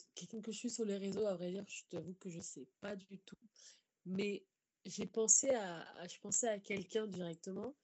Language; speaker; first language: French; native; French